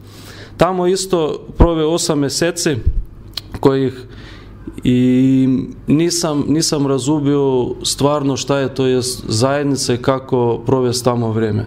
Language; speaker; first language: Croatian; non-native, learner; Lithuanian